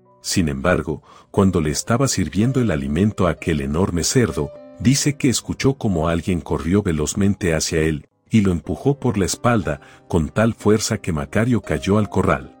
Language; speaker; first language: Spanish; native; Spanish